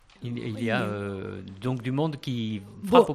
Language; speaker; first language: French; native; French